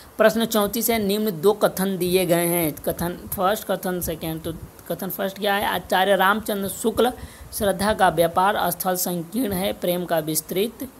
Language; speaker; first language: Hindi; native; Hindi